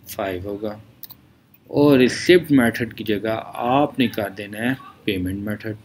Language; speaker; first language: Urdu; native; Urdu